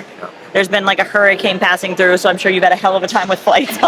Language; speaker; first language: English; native; English